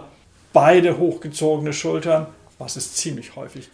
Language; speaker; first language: German; native; German